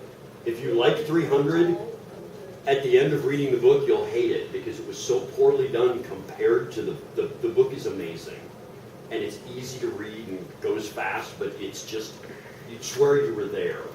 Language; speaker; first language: English; native; English